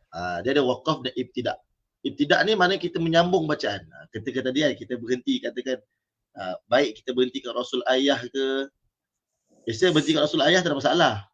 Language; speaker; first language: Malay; native; Malay